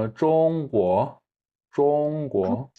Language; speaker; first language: Chinese; non-native, fluent; Kyrgyz